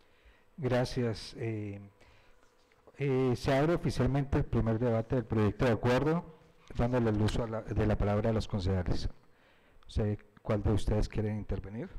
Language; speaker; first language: Spanish; native; Spanish